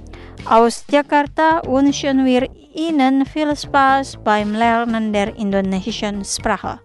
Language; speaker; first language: German; non-native, fluent; Indonesian